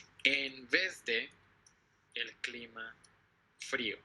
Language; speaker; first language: Spanish; non-native, fluent; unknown